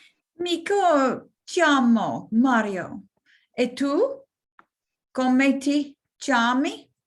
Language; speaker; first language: Italian; non-native, learner; English